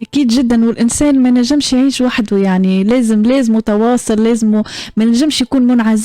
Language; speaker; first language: Arabic; native; Arabic